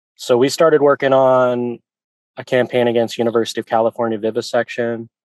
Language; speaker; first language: English; native; English